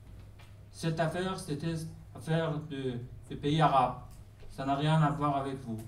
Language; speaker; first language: French; non-native, fluent; Persian